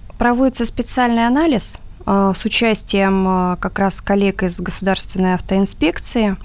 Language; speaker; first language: Russian; native; Russian